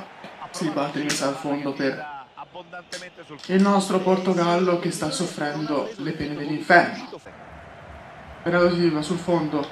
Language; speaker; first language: Italian; native; Italian